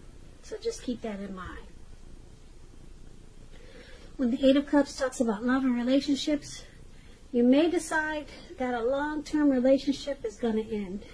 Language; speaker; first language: English; native; English